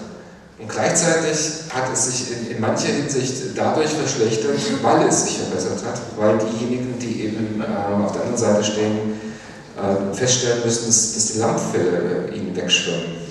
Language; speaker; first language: German; native; German